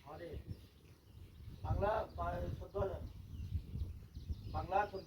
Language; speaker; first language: Hindi; non-native, learner; Malay